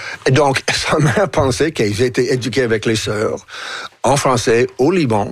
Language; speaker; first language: French; non-native, fluent; English